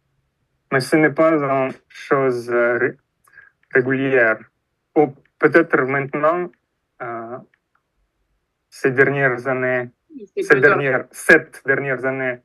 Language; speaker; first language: French; non-native, fluent; Russian